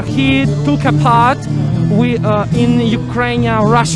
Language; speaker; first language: English; non-native, fluent; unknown